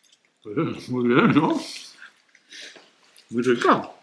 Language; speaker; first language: Spanish; native; Spanish